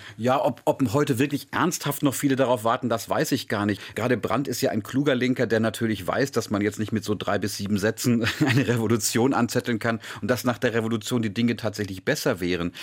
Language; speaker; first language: German; native; German